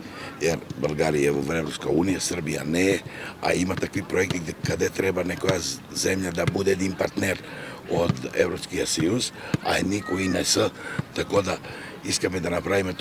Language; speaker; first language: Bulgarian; non-native, learner; Serbian